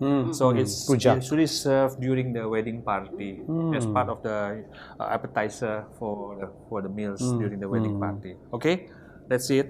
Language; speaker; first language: English; non-native, fluent; Indonesian